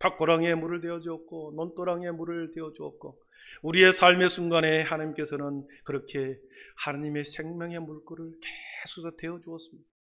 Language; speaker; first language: Korean; native; Korean